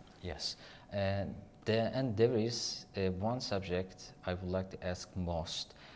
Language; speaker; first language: English; non-native, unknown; Turkish